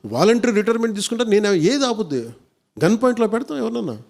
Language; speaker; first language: Telugu; native; Telugu